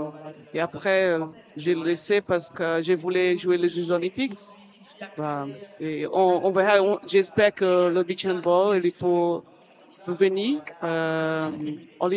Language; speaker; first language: French; non-native, fluent; Portuguese